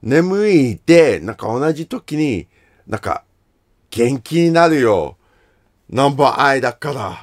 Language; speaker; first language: Japanese; non-native, learner; English